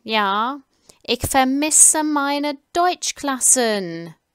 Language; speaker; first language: German; non-native, fluent; English